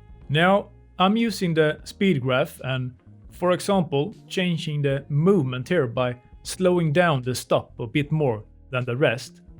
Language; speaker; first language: English; non-native, fluent; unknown